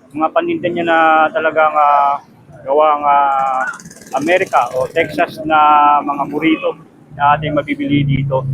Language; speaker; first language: Filipino; native; Filipino